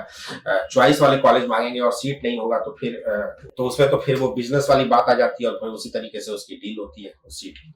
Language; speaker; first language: Hindi; native; Hindi